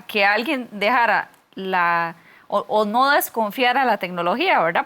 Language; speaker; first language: Spanish; native; Spanish